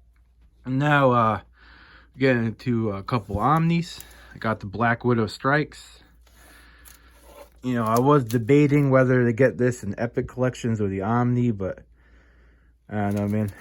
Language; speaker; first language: English; native; English